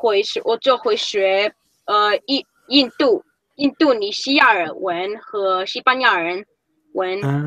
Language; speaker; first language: Chinese; non-native, learner; English